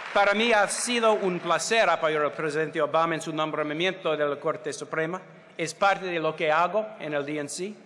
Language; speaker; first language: Spanish; non-native, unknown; English